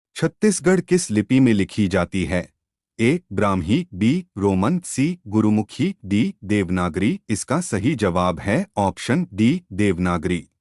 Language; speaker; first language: Hindi; native; Hindi